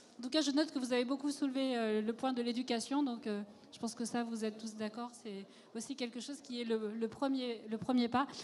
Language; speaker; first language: French; native; French